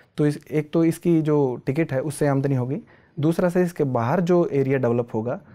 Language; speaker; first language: Hindi; native; Hindi